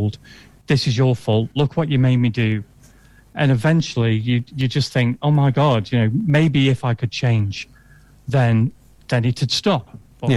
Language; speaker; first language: English; native; English